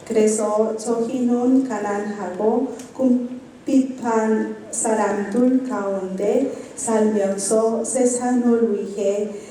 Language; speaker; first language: Korean; non-native, learner; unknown